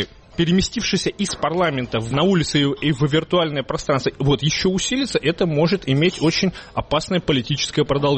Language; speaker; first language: Russian; native; Russian